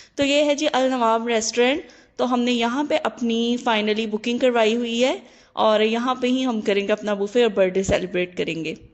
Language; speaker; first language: Urdu; native; Urdu